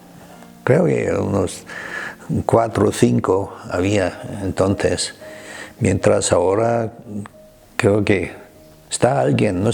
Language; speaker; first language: Spanish; non-native, fluent; German